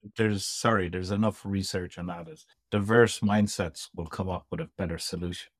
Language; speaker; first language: English; native; English